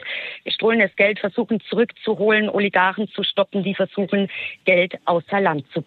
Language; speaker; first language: German; native; German